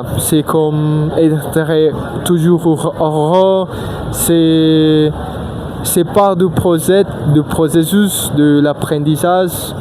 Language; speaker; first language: French; non-native, learner; Spanish